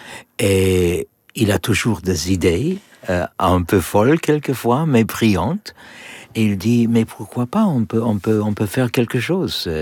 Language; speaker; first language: French; non-native, learner; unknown